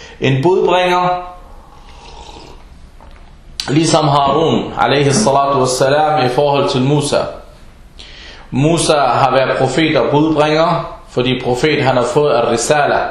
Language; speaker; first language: Danish; non-native, fluent; Arabic